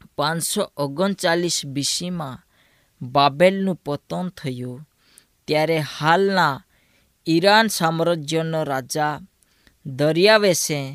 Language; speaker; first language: Gujarati; non-native, local second language; Gamit